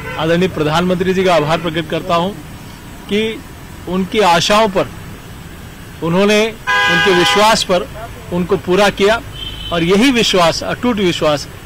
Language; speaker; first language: Hindi; native; Hindi